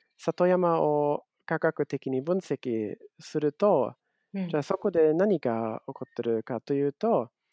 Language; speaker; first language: Japanese; non-native, fluent; German